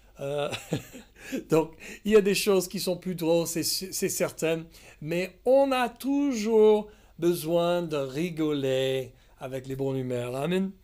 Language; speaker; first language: French; non-native, fluent; English